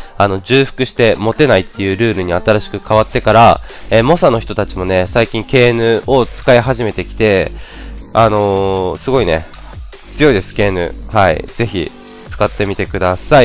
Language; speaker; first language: Japanese; native; Japanese